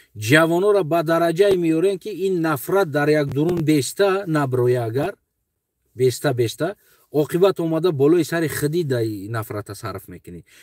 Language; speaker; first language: Tajik; non-native, local second language; Uzbek